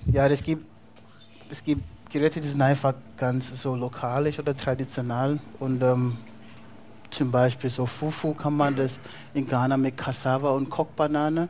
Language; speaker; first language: German; non-native, fluent; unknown